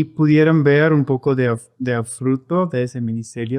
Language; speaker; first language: Spanish; non-native, fluent; English